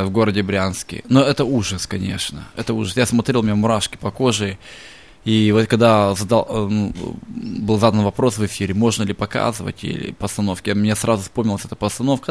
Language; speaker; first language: Russian; native; Russian